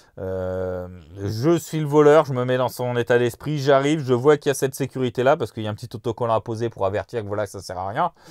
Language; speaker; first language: French; native; French